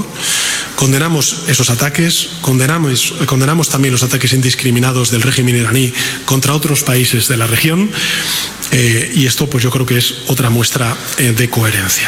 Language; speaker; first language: Spanish; native; Spanish